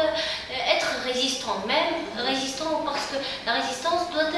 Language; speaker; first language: French; non-native, learner; Arabic